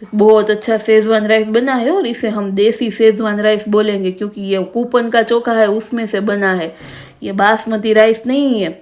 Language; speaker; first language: Hindi; non-native, local second language; Gujarati